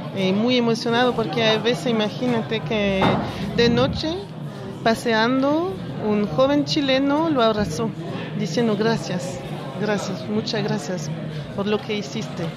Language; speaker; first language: Spanish; early bilingual, heritage; French